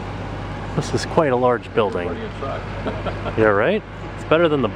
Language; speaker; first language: English; native; English